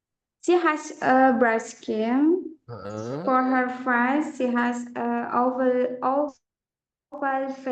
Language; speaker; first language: English; non-native, learner; Indonesian